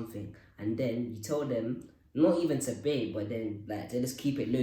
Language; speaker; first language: English; native; English